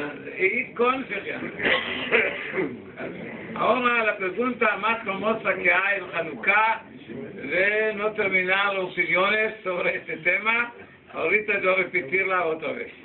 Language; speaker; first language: Spanish; non-native, learner; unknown